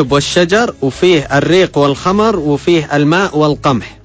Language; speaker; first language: Arabic; native; Arabic